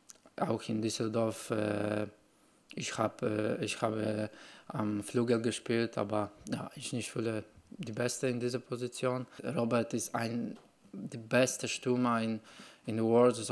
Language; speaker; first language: German; non-native, learner; Polish